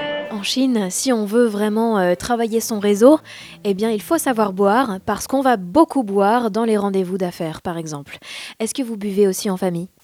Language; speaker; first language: French; native; French